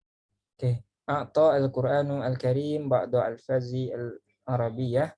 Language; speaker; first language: Arabic; non-native, fluent; Indonesian